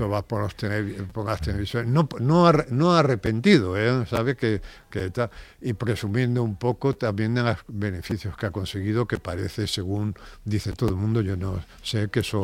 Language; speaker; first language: Spanish; native; Spanish